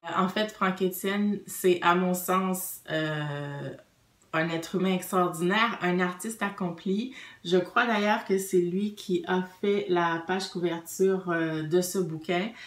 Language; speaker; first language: French; native; French